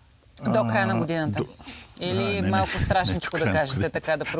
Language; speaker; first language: Bulgarian; native; Bulgarian